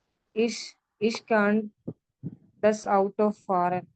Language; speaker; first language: German; non-native, learner; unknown